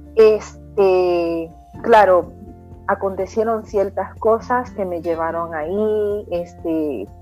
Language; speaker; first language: Spanish; early bilingual, heritage; Spanish